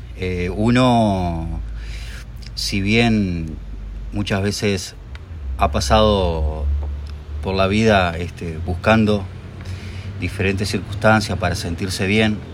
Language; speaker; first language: Spanish; native; Spanish